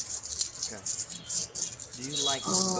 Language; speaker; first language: English; non-native, fluent; Vietnamese